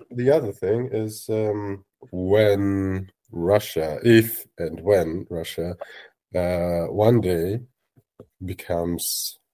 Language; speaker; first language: English; non-native, fluent; Russian